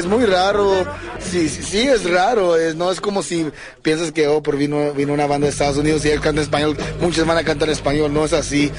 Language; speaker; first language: Spanish; early bilingual, heritage; English